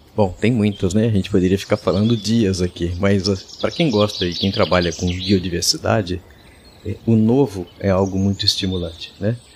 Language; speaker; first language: Portuguese; native; Portuguese